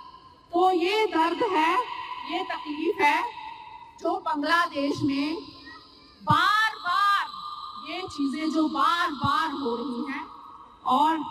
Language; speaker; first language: Hindi; native; Hindi